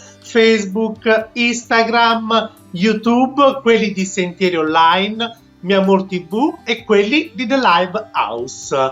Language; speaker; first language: Italian; native; Italian